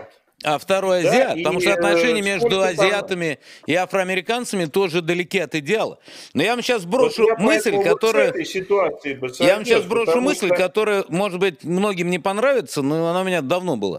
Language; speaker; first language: Russian; native; Russian